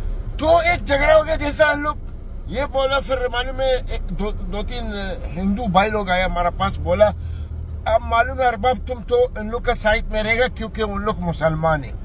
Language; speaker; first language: Hindi; non-native, learner; Arabic